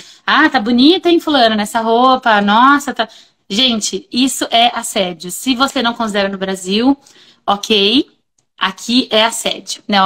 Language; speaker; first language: Portuguese; native; Portuguese